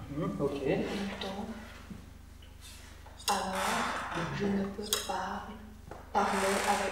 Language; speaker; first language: French; non-native, learner; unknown